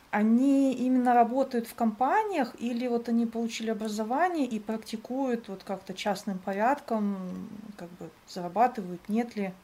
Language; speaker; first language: Russian; native; Russian